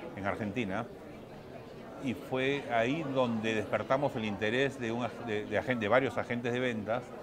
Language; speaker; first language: Spanish; native; Spanish